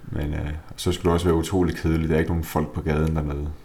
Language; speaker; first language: Danish; native; Danish